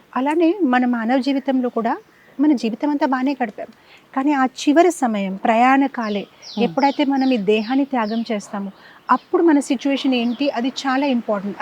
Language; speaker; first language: Telugu; non-native, fluent; Gujarati